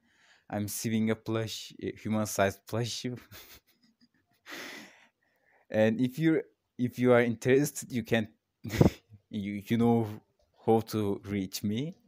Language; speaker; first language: English; non-native, learner; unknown